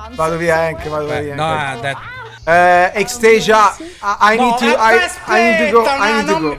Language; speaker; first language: English; non-native, fluent; Italian